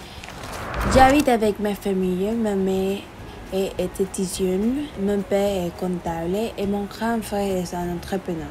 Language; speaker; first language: French; non-native, fluent; Spanish